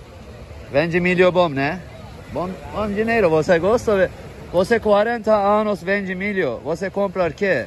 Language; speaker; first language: Portuguese; non-native, learner; Turkish